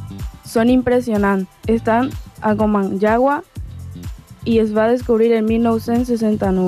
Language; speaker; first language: Catalan; non-native, learner; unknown